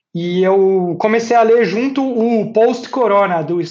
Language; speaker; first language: Portuguese; native; Portuguese